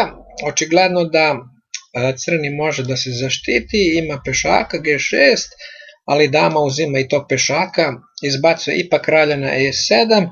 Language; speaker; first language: Serbian; native; Serbian